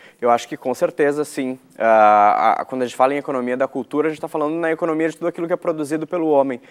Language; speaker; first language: Portuguese; native; Portuguese